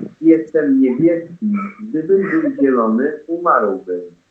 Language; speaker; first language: Polish; non-native, learner; English